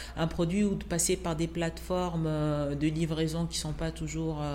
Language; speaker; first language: French; non-native, local second language; Arabic